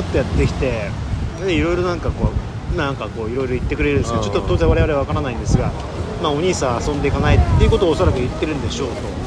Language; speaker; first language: Japanese; native; Japanese